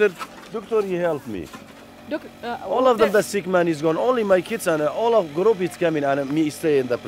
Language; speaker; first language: English; non-native, learner; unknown